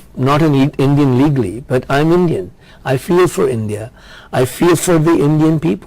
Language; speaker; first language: English; non-native, local second language; Punjabi